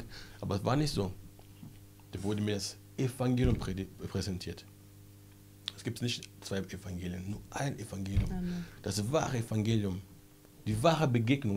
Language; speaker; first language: German; non-native, fluent; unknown